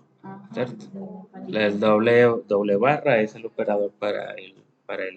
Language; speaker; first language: Spanish; native; Spanish